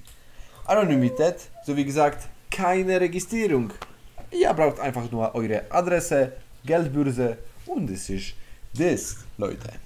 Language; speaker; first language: German; non-native, fluent; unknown